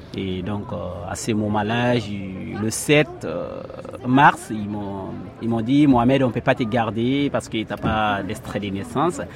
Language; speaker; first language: French; non-native, local second language; Bambara